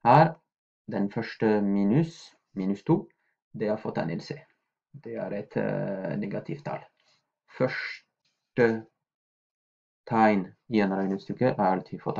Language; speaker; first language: Norwegian; non-native, fluent; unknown